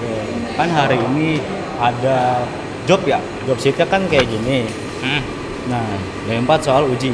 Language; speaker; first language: Indonesian; native; Indonesian